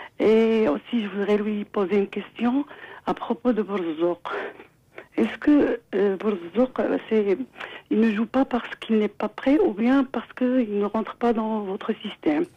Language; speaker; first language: French; non-native, local second language; Arabic